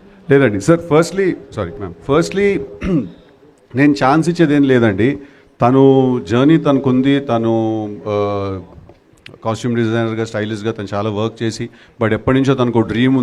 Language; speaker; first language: Telugu; native; Telugu